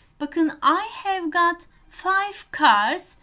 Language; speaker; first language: English; non-native, fluent; Turkish